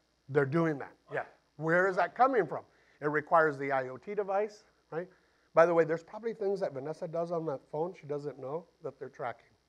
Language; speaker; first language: English; early bilingual, other home language; Spanish